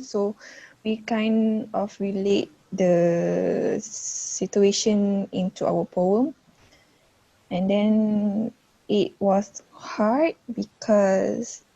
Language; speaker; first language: English; non-native, fluent; Malay